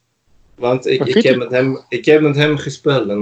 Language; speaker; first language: Dutch; non-native, fluent; Norwegian